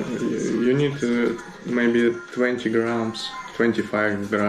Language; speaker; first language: English; non-native, learner; Russian